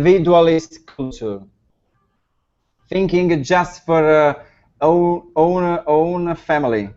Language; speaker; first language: English; non-native, learner; Italian